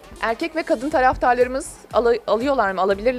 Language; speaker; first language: Turkish; native; Turkish